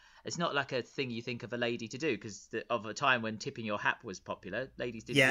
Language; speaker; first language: English; native; English